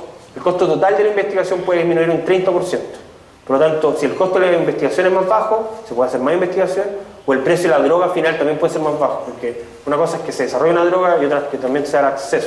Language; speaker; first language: Spanish; native; Spanish